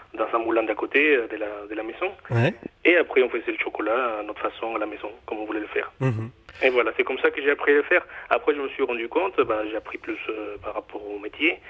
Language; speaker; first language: French; non-native, fluent; Spanish